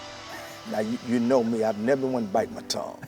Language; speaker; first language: English; native; English